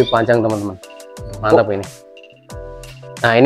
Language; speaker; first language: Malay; non-native, local second language; Javanese